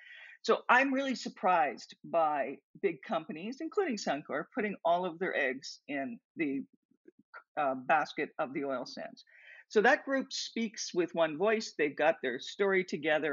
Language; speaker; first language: English; native; English